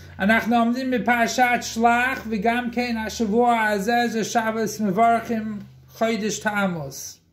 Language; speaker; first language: Hebrew; non-native, fluent; English